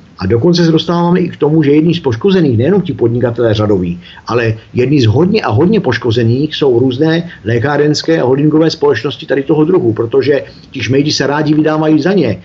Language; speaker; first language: Czech; native; Czech